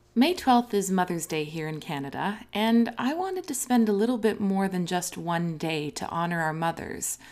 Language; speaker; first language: English; native; English